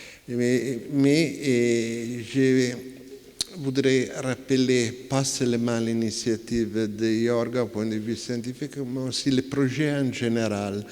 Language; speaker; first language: French; non-native, fluent; Italian